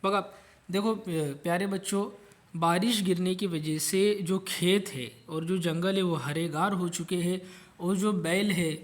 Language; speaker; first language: Urdu; non-native, local second language; Marathi